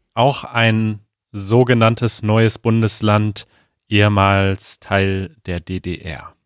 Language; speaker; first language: German; native; German